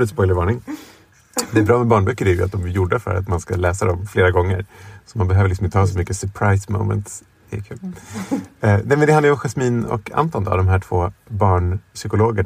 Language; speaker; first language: Swedish; native; Swedish